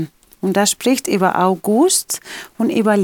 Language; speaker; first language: German; non-native, fluent; Greek